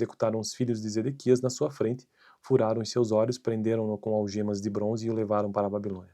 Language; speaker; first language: Portuguese; native; Portuguese